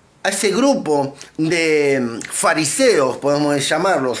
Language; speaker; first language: Spanish; native; Spanish